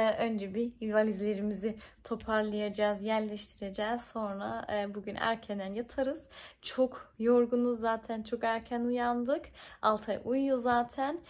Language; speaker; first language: Turkish; early bilingual, heritage; Turkish